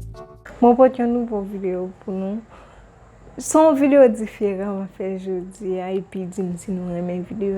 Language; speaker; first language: French; non-native, learner; Haitian Creole